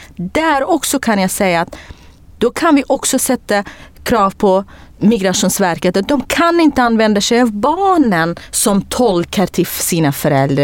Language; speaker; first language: Swedish; non-native, fluent; Kurdish